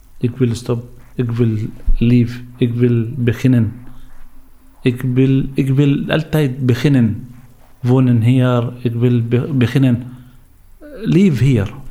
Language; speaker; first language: Dutch; non-native, learner; Arabic